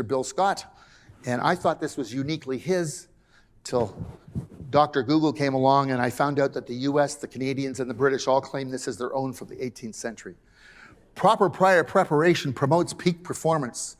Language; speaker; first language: English; native; English